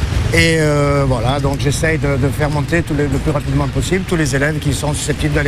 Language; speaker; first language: French; native; French